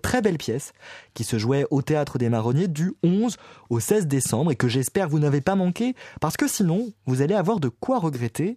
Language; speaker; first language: French; native; French